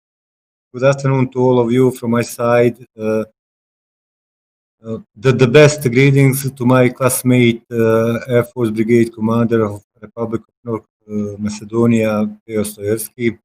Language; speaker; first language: English; non-native, fluent; Bosnian